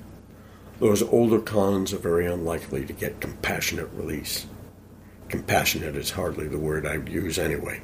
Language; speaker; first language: English; native; English